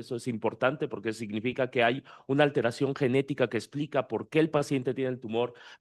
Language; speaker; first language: Spanish; native; Spanish